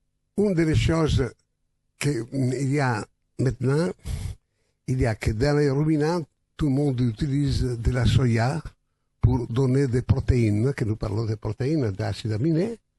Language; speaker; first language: French; non-native, learner; Italian